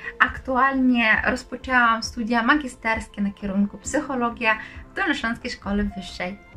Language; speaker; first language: Polish; non-native, fluent; Ukrainian